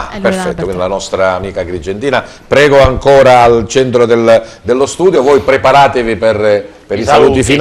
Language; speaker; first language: Italian; native; Italian